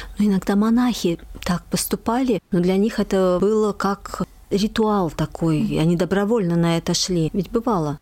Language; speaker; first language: Russian; native; Russian